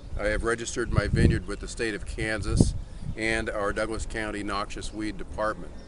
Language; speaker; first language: English; native; English